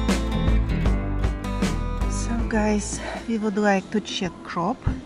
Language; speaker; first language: English; non-native, fluent; Russian